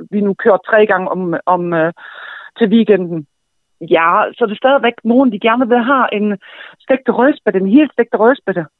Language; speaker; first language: Danish; non-native, fluent; German